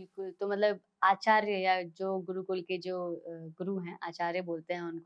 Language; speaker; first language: Hindi; native; Hindi